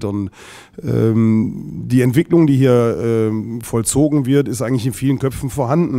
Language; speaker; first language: German; native; German